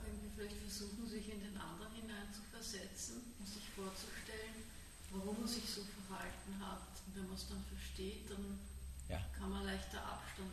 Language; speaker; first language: German; native; German